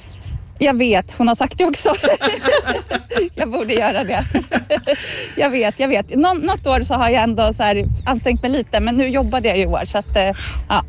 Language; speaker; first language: Swedish; native; Swedish